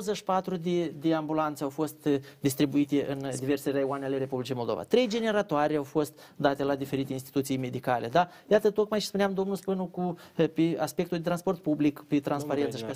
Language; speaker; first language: Romanian; native; Romanian